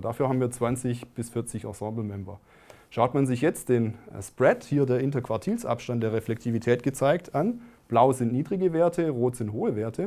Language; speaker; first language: German; native; German